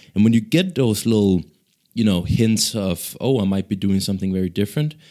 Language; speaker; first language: English; non-native, local second language; Danish